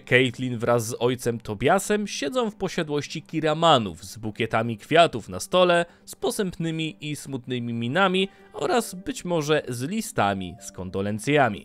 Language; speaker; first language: Polish; native; Polish